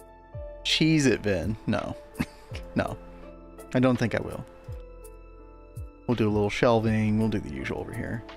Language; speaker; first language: English; native; English